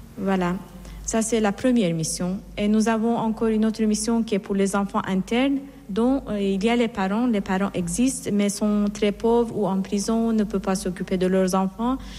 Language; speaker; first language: French; non-native, fluent; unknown